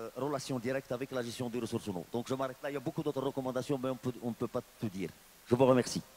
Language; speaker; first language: French; non-native, local second language; Arabic